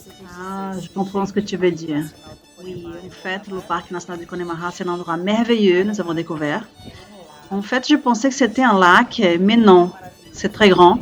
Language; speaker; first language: French; non-native, fluent; Portuguese